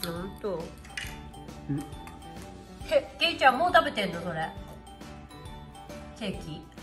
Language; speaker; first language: Japanese; native; Japanese